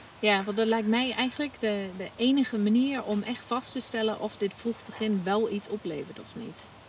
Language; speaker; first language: Dutch; non-native, fluent; English